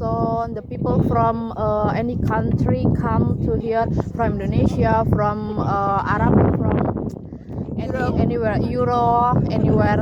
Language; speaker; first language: English; non-native, learner; Indonesian